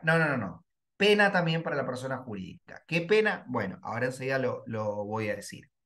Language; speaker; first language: Spanish; native; Spanish